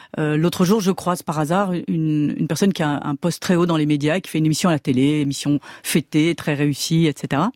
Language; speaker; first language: French; native; French